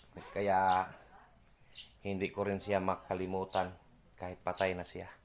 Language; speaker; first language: Filipino; non-native, local second language; Cebuano